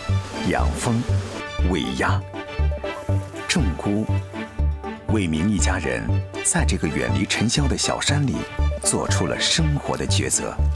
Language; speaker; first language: Chinese; native; Chinese